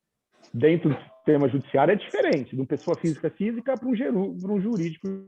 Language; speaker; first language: Portuguese; native; Portuguese